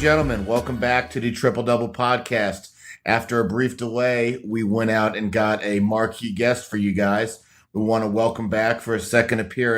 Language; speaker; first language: English; native; English